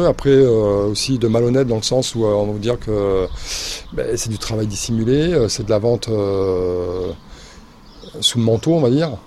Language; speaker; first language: French; native; French